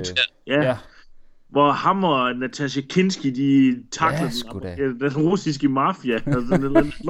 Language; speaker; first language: Danish; native; Danish